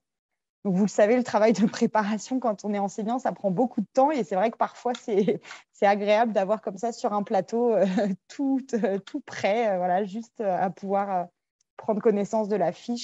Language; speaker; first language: French; native; French